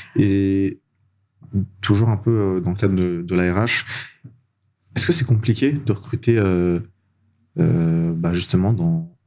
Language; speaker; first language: French; non-native, local second language; Malagasy